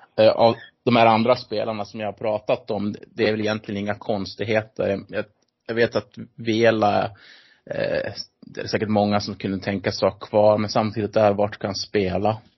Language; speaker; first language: Swedish; native; Swedish